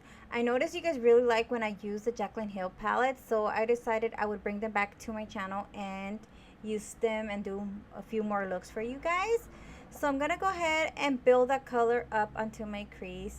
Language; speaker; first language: English; native; English